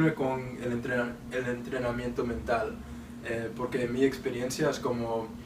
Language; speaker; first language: Spanish; non-native, learner; English